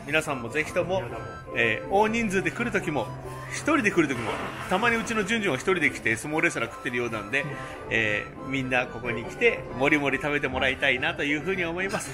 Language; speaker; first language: Japanese; native; Japanese